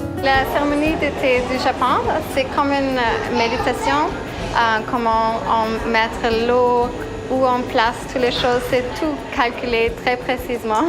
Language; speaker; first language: French; non-native, fluent; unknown